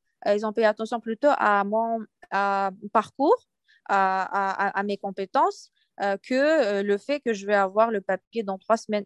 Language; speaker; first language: French; non-native, fluent; Uyghur